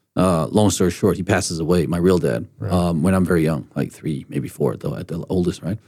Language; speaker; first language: English; early bilingual, other home language; Danish